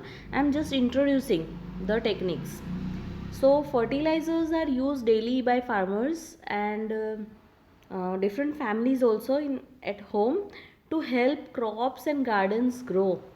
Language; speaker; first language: English; non-native, local second language; Hindi